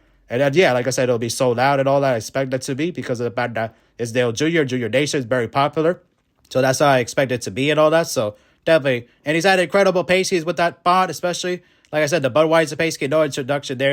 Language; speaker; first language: English; native; English